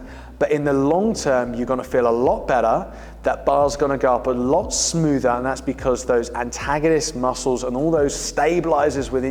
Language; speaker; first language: English; native; English